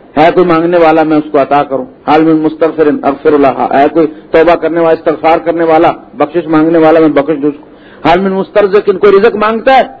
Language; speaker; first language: Urdu; non-native, local second language; Punjabi